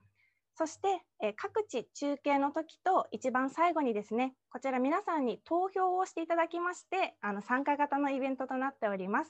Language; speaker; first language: Japanese; native; Japanese